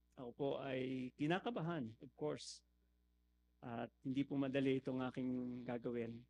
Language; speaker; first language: Filipino; native; Filipino